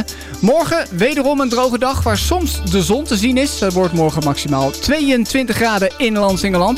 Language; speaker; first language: Dutch; native; Dutch